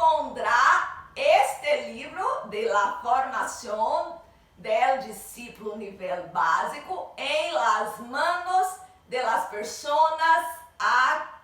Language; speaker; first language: Spanish; non-native, learner; Portuguese